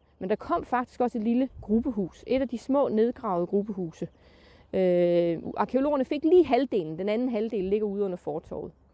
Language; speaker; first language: Danish; native; Danish